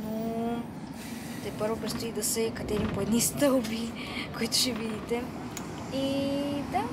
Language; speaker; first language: Bulgarian; native; Bulgarian